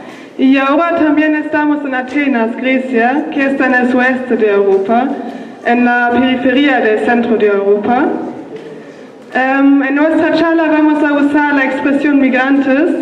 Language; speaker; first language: Spanish; non-native, learner; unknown